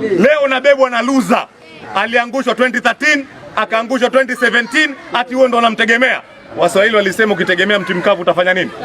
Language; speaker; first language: Swahili; native; Swahili